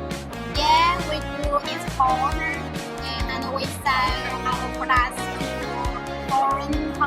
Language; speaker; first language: English; non-native, local second language; Chinese